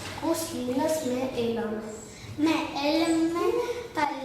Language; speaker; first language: Estonian; non-native, local second language; Russian